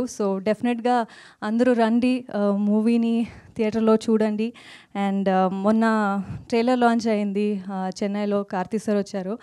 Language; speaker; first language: Telugu; non-native, learner; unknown